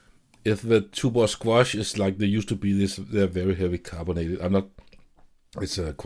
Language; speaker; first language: English; non-native, fluent; Danish